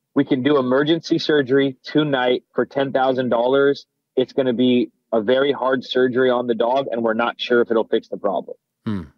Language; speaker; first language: English; native; English